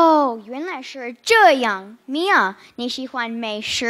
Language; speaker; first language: Chinese; non-native, learner; English